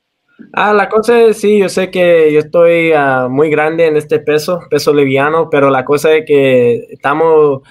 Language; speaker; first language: Spanish; early bilingual, heritage; Spanish